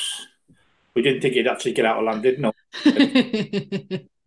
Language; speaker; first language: English; native; English